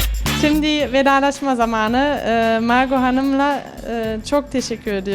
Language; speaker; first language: Turkish; early bilingual, heritage; Turkish